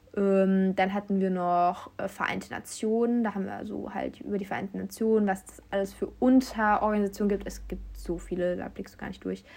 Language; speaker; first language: German; native; German